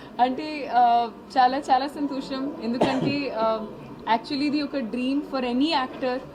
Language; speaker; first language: Telugu; non-native, learner; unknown